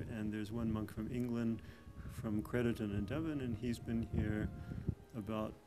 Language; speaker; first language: English; native; English